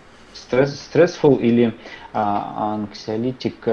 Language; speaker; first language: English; non-native, learner; Russian